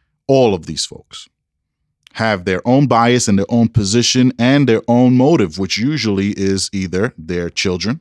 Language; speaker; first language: English; early bilingual, other home language; Spanish